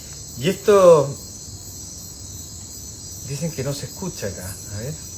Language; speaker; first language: Spanish; native; Spanish